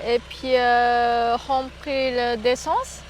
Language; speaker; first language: French; non-native, learner; Chinese